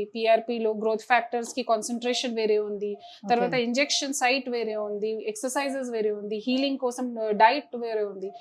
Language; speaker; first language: Telugu; non-native, local second language; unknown